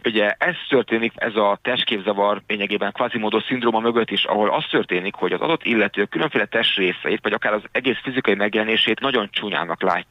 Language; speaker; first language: Hungarian; native; Hungarian